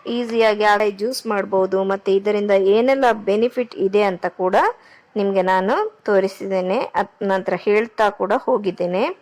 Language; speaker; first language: Kannada; non-native, local second language; Konkani